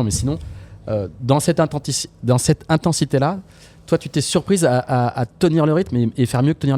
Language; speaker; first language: French; native; French